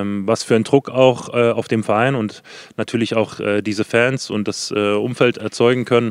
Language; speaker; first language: German; native; German